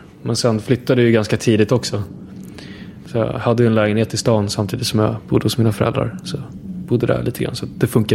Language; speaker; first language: Swedish; early bilingual, other home language; Kurdish